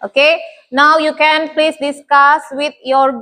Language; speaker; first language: English; non-native, learner; Indonesian